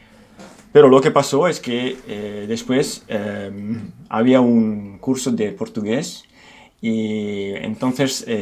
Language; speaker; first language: Spanish; non-native, fluent; Italian